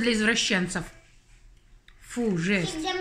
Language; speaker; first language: Russian; native; Russian